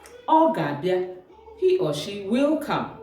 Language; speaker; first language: Igbo; native; Igbo